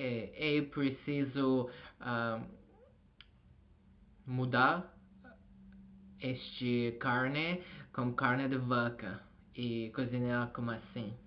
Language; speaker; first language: Portuguese; non-native, learner; Azerbaijani